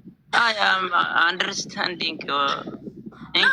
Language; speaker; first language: English; non-native, learner; Oromo